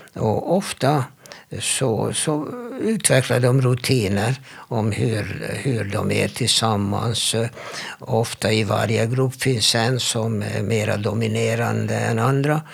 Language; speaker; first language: Swedish; non-native, fluent; Hebrew